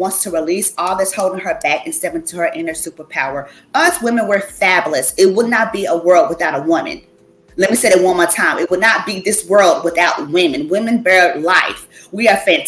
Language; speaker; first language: English; native; English